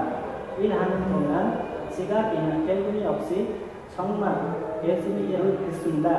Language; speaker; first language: Korean; non-native, learner; Nepali